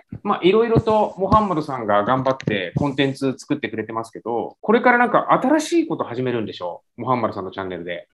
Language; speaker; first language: Japanese; native; Japanese